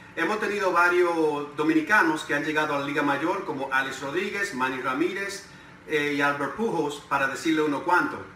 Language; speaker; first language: Spanish; native; Spanish